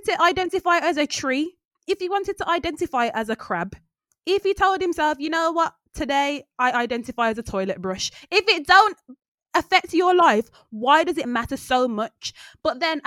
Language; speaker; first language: English; native; English